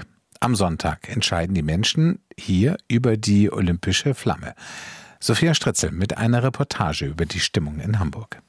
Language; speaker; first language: German; native; German